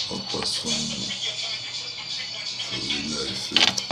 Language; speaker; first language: Swedish; non-native, fluent; Spanish